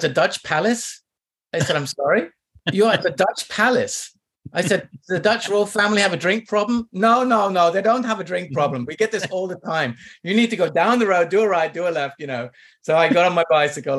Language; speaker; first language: English; native; English